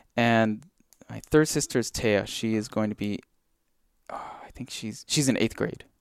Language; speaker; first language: English; native; English